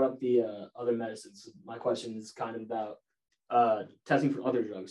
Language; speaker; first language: English; native; English